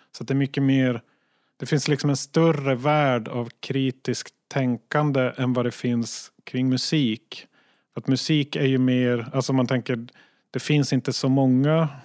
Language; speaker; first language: Swedish; native; Swedish